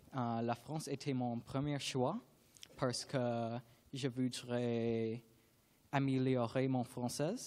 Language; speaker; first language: French; non-native, learner; English